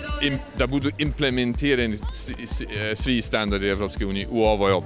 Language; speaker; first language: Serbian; non-native, fluent; English